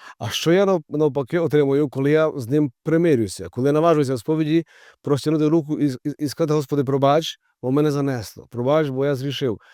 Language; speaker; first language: Ukrainian; native; Ukrainian